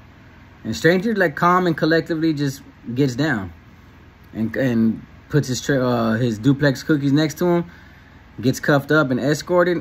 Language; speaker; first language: English; native; English